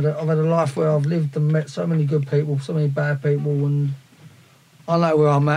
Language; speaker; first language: English; native; English